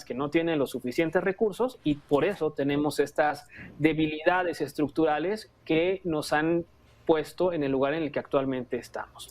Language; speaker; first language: Spanish; native; Spanish